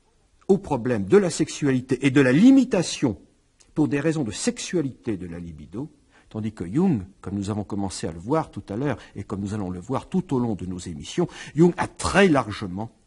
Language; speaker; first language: French; native; French